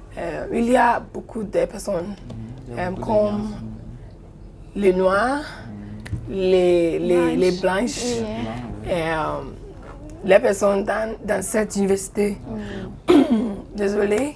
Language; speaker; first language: French; non-native, learner; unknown